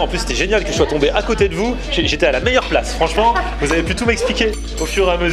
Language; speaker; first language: French; native; French